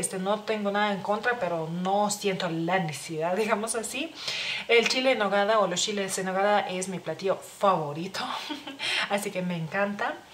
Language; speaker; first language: Spanish; non-native, fluent; Lithuanian